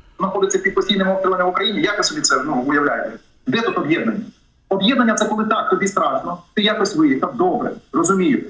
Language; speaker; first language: Ukrainian; native; Ukrainian